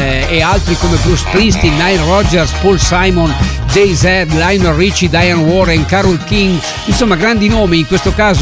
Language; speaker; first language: Italian; native; Italian